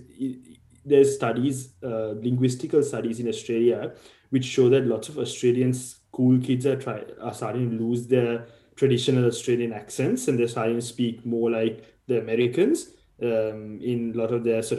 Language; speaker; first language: English; non-native, local second language; Sinhala